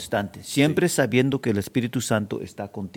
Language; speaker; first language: Spanish; early bilingual, heritage; Spanish